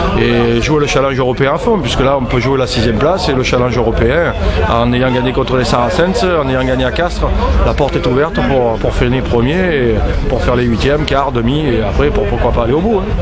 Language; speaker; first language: French; native; French